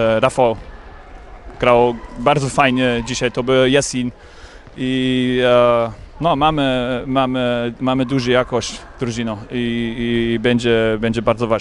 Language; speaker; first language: Polish; non-native, learner; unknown